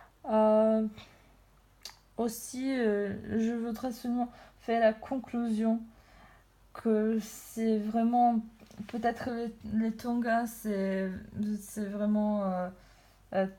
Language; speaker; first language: French; non-native, learner; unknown